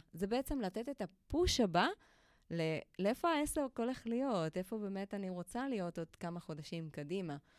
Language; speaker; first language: Hebrew; non-native, fluent; Spanish